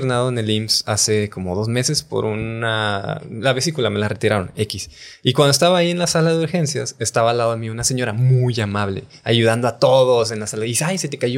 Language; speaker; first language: Spanish; native; Spanish